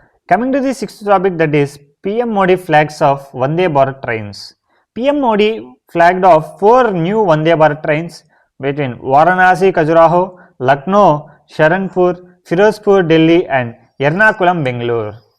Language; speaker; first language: English; non-native, local second language; Telugu